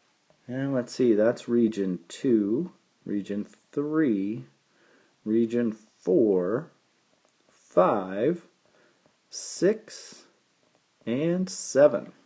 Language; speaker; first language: English; native; English